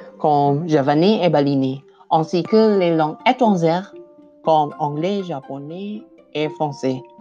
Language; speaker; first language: French; non-native, learner; Indonesian